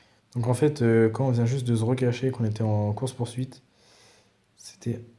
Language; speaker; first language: French; native; French